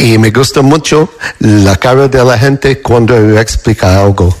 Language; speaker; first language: Spanish; non-native, fluent; English